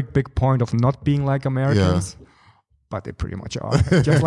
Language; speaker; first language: English; non-native, fluent; German